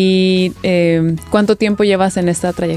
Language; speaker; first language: Spanish; native; Spanish